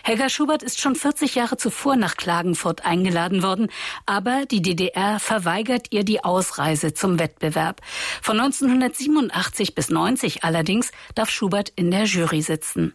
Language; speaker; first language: German; native; German